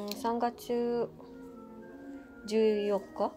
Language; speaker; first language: Japanese; non-native, learner; Hiligaynon